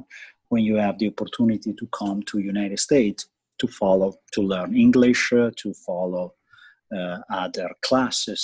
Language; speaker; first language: English; non-native, fluent; Italian